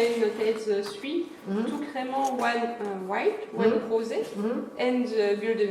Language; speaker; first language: English; non-native, learner; French